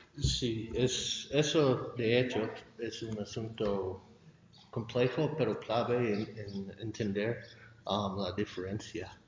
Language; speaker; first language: Spanish; non-native, fluent; English